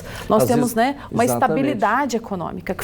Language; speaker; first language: Portuguese; native; Portuguese